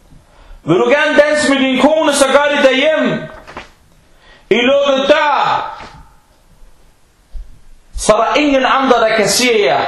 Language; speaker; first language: Danish; non-native, fluent; Arabic